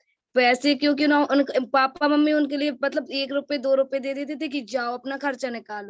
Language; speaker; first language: Hindi; native; Hindi